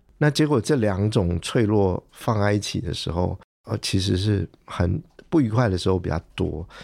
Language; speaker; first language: Chinese; non-native, local second language; Min Nan Chinese